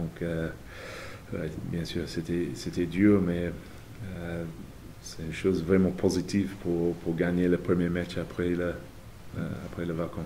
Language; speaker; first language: French; non-native, fluent; English